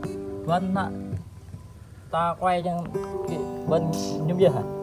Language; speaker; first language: Vietnamese; native; Vietnamese